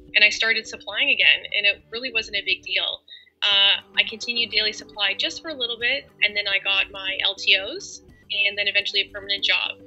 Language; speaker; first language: English; native; English